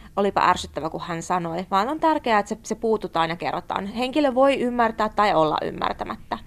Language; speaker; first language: Finnish; native; Finnish